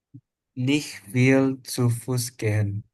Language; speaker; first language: German; non-native, learner; Indonesian